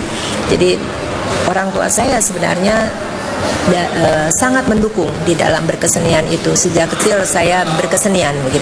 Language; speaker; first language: Indonesian; native; Indonesian